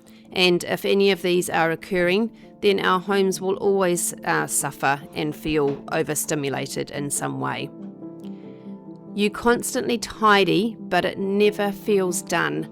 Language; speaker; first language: English; native; English